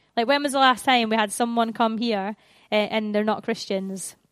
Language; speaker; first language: English; native; English